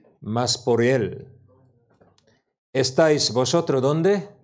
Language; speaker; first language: Spanish; non-native, learner; Korean